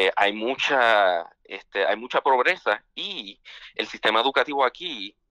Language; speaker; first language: Spanish; native; Spanish